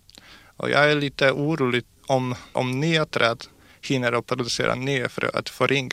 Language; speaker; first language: Swedish; non-native, fluent; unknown